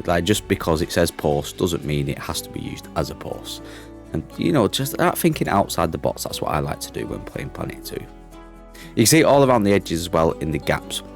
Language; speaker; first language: English; native; English